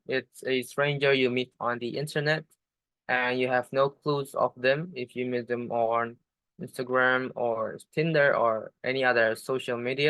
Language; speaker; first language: English; non-native, fluent; Indonesian